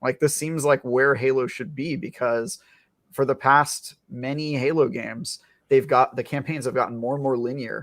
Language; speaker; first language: English; native; English